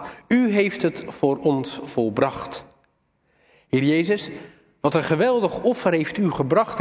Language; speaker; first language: Dutch; native; Dutch